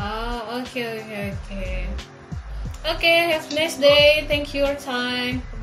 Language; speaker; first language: English; non-native, learner; Indonesian